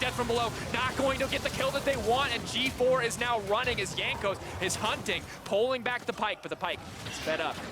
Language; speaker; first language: English; native; English